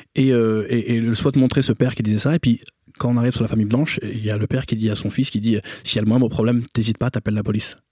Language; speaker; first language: French; native; French